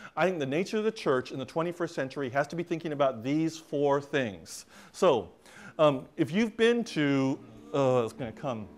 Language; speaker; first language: English; native; English